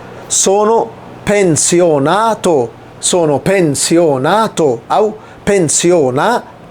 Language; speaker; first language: Italian; non-native, fluent; Arabic